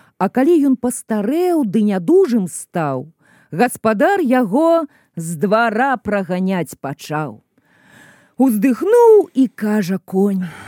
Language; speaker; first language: Belarusian; native; Belarusian